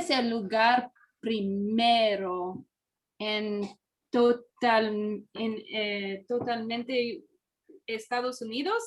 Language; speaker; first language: Spanish; non-native, learner; English